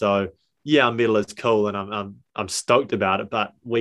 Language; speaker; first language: English; native; English